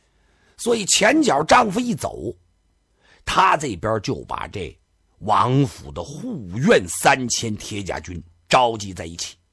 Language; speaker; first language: Chinese; native; Chinese